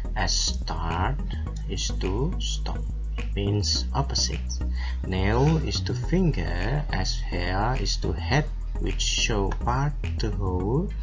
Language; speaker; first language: English; non-native, fluent; Indonesian